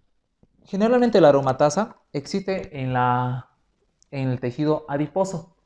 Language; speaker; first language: Spanish; native; Spanish